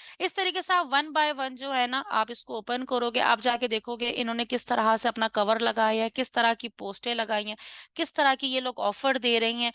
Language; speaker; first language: Urdu; non-native, local second language; Punjabi